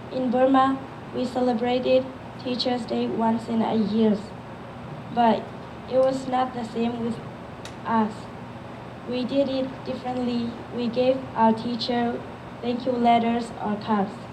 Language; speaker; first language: English; early bilingual, other home language; Burmese